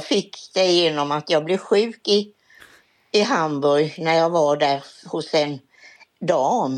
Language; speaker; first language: Swedish; native; Swedish